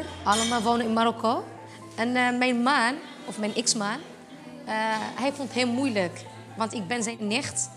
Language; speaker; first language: Dutch; non-native, fluent; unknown